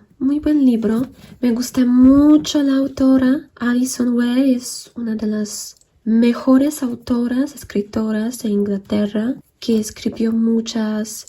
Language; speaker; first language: Spanish; non-native, fluent; Polish